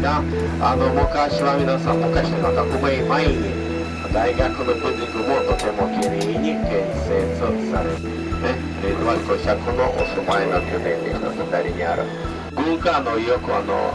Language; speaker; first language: Japanese; non-native, learner; Russian